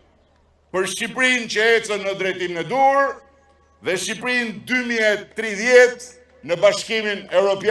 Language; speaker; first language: Albanian; native; Albanian